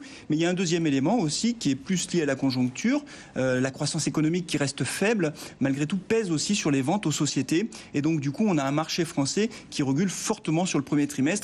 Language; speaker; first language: French; native; French